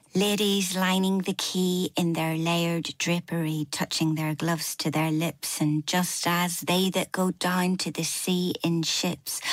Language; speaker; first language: English; native; English